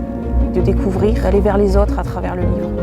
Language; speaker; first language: French; native; French